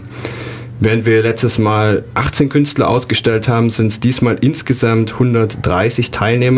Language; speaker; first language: German; native; German